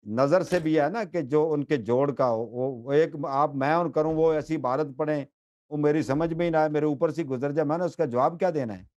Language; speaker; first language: Urdu; non-native, local second language; Punjabi